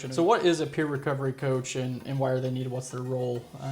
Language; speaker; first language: English; native; English